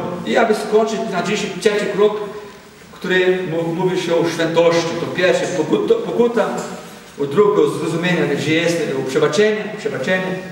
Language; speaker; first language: Polish; non-native, learner; Portuguese